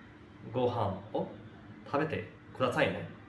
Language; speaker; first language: Japanese; non-native, fluent; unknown